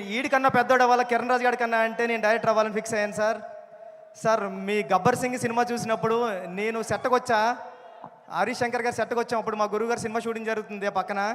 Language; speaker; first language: Telugu; native; Telugu